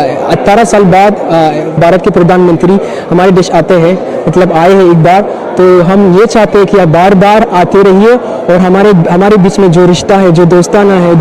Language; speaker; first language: Hindi; non-native, fluent; Hausa